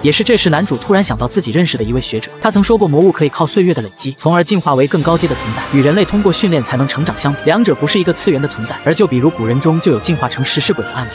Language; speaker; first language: Chinese; native; Chinese